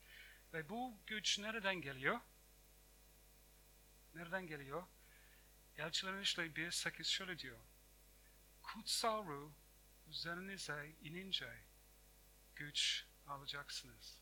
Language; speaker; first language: Turkish; non-native, fluent; English